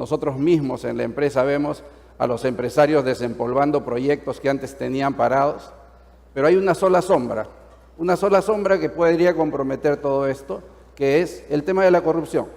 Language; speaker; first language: Spanish; native; Spanish